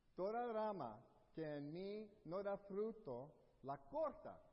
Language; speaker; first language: Spanish; early bilingual, heritage; Spanish